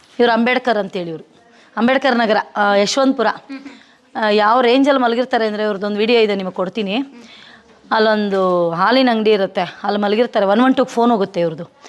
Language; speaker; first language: Kannada; native; Kannada